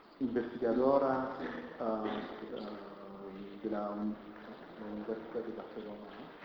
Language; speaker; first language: Spanish; non-native, fluent; French